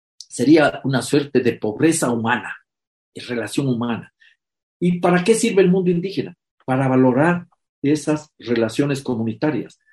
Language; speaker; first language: Spanish; native; Spanish